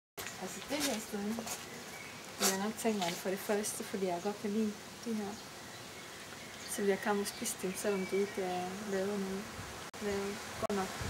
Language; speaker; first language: Danish; non-native, fluent; Romanian